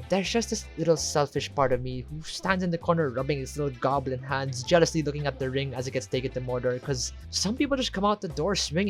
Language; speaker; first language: English; native; English